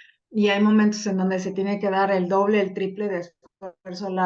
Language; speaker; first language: Spanish; native; Spanish